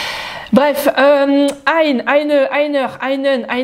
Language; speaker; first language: German; non-native, fluent; French